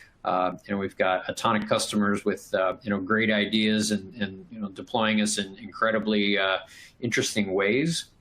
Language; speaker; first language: English; native; English